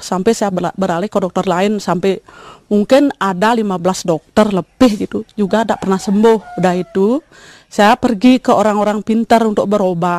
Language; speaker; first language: Indonesian; non-native, local second language; Balinese